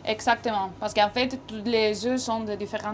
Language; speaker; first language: French; non-native, fluent; Spanish